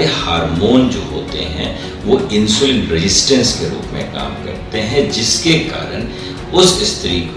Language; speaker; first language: Hindi; native; Hindi